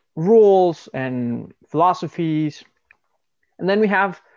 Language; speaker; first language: English; non-native, fluent; Spanish